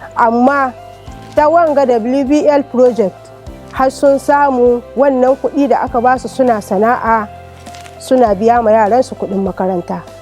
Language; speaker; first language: Hausa; native; Hausa